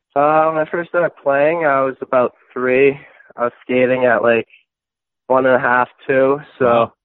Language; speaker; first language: English; native; English